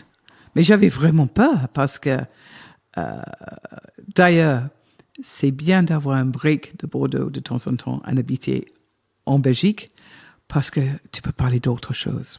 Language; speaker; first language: French; non-native, fluent; English